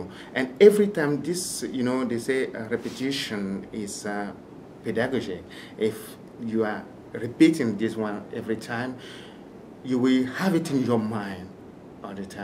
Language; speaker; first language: English; non-native, fluent; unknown